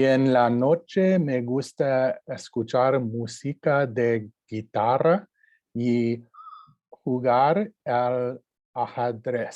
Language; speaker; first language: Spanish; non-native, learner; English